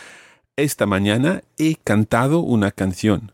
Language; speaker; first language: Spanish; non-native, fluent; English